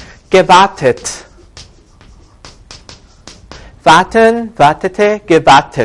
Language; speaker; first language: German; non-native, fluent; Korean